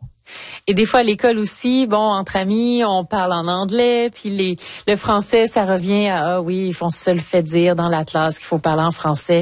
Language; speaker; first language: French; native; French